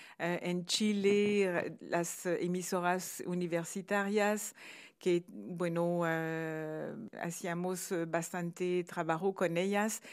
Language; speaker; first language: Spanish; non-native, fluent; French